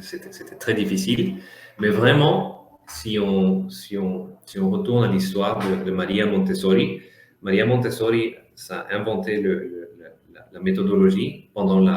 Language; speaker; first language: French; non-native, fluent; Spanish